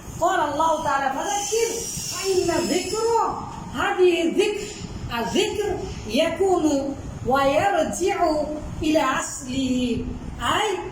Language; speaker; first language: Arabic; non-native, fluent; Bangla